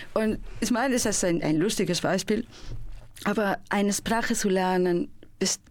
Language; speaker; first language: German; non-native, fluent; Spanish